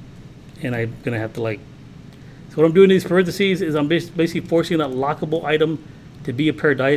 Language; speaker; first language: English; native; English